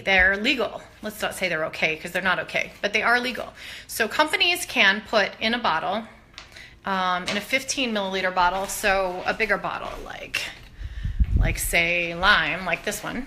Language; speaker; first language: English; native; English